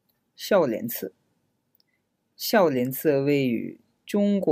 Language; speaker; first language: Chinese; non-native, fluent; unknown